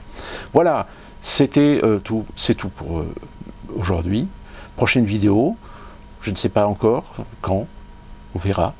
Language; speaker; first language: French; native; French